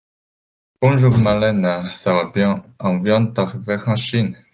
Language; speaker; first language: French; non-native, learner; Chinese